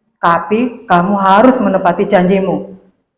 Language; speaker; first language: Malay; non-native, local second language; Javanese